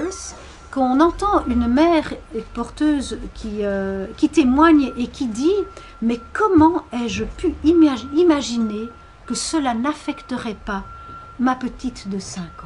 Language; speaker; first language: French; native; French